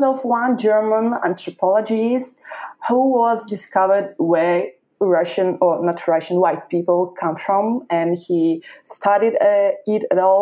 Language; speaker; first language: English; non-native, fluent; Russian